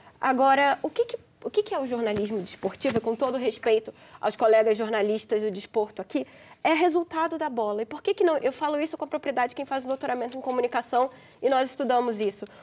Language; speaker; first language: Portuguese; native; Portuguese